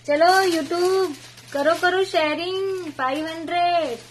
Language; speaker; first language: Hindi; non-native, local second language; Marathi